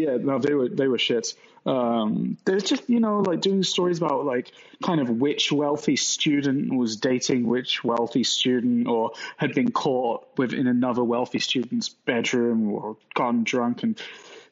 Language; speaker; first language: English; native; English